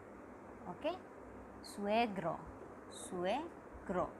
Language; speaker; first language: Spanish; non-native, learner; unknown